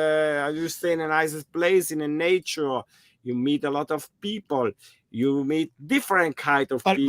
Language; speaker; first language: English; non-native, learner; German